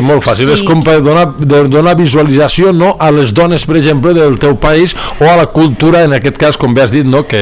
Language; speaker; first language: Catalan; native; Catalan